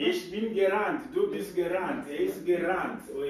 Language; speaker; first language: German; non-native, fluent; French